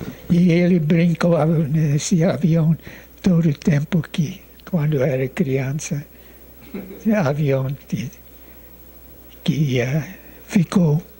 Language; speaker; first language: Portuguese; non-native, fluent; English